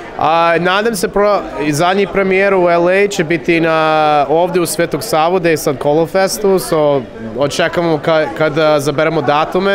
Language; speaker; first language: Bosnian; early bilingual, heritage; Serbian